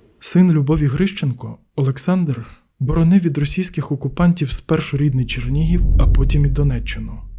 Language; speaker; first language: Ukrainian; native; Ukrainian